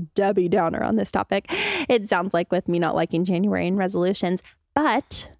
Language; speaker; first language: English; native; English